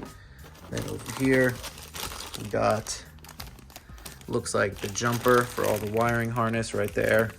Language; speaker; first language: English; native; English